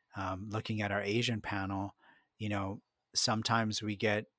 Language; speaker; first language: English; early bilingual, other home language; Spanish